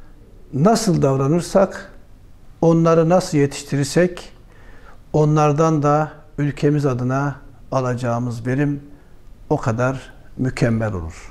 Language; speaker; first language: Turkish; native; Turkish